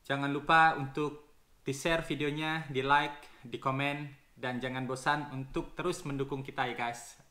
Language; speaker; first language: Indonesian; native; Indonesian